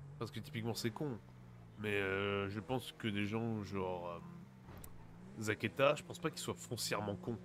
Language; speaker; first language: French; native; French